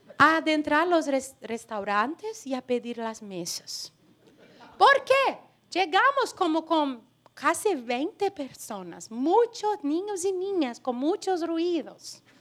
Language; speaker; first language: Spanish; non-native, fluent; Portuguese